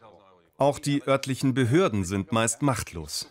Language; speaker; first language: German; native; German